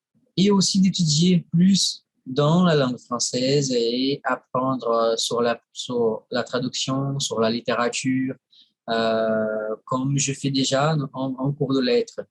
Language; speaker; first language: French; non-native, fluent; Portuguese